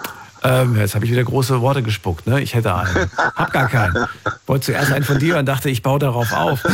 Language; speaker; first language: German; native; German